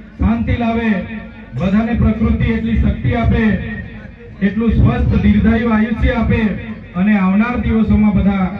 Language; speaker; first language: Gujarati; non-native, local second language; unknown